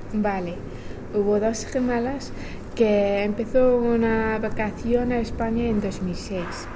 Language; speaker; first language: Spanish; non-native, learner; English